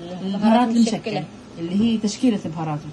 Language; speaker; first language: Arabic; native; Arabic